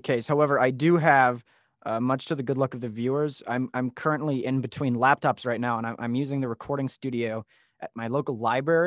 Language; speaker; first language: English; native; English